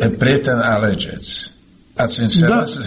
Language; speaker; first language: Romanian; non-native, learner; Slovak